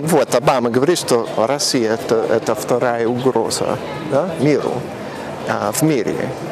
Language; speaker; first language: Russian; non-native, fluent; English